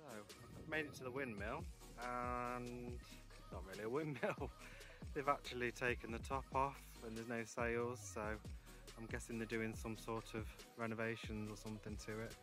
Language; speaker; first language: English; native; English